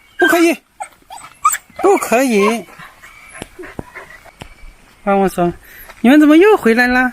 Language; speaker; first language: Chinese; native; Chinese